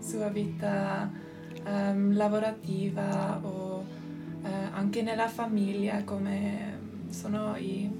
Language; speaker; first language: Italian; non-native, local second language; German